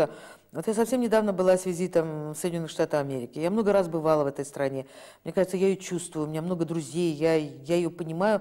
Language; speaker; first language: Russian; native; Russian